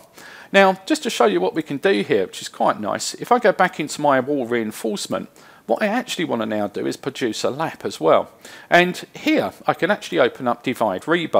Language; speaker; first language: English; native; English